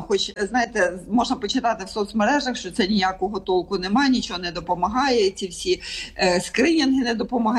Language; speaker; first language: Ukrainian; native; Ukrainian